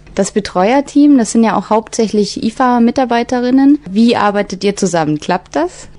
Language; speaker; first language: German; native; German